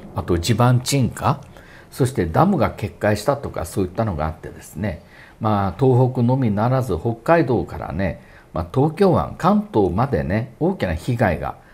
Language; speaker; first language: Japanese; native; Japanese